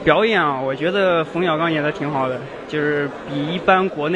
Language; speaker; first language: Chinese; native; Chinese